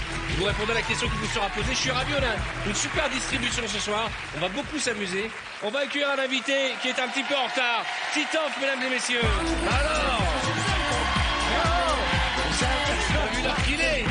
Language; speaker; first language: French; native; French